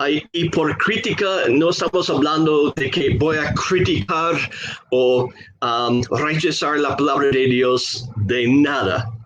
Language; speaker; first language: Spanish; non-native, fluent; English